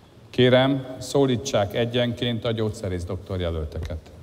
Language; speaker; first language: Hungarian; native; Hungarian